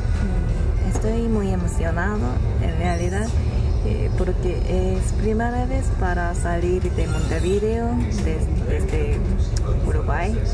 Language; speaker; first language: Spanish; non-native, learner; Korean